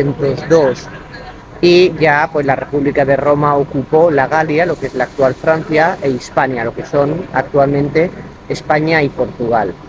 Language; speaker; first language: Spanish; native; Spanish